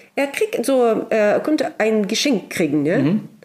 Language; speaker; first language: German; non-native, learner; Russian